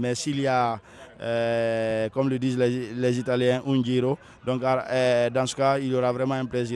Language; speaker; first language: French; non-native, local second language; Fula